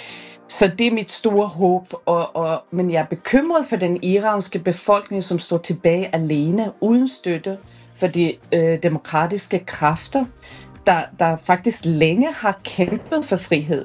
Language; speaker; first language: Danish; non-native, fluent; Persian